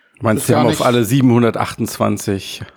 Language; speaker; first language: German; native; German